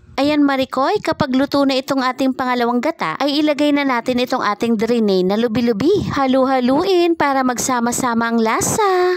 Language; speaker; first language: Filipino; non-native, local second language; Bikol